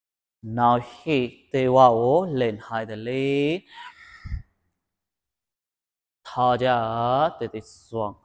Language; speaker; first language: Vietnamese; non-native, learner; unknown